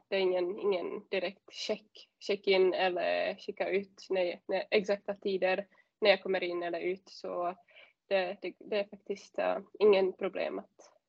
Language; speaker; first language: Swedish; non-native, fluent; Czech